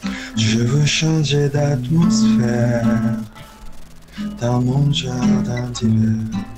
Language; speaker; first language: French; non-native, learner; Korean